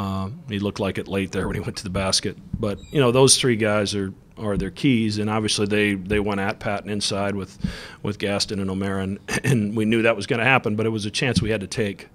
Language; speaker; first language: English; native; English